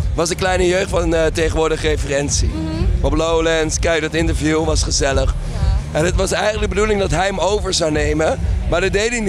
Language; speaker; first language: Dutch; native; Dutch